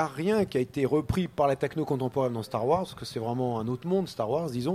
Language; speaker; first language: French; native; French